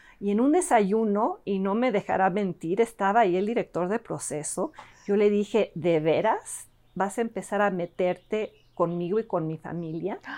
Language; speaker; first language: Spanish; early bilingual, other home language; English